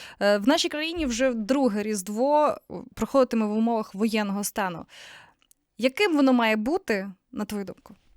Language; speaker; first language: Ukrainian; native; Ukrainian